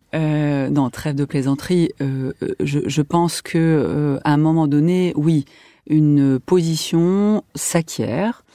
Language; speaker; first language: French; native; French